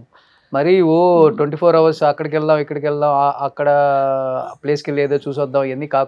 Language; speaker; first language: Telugu; native; Telugu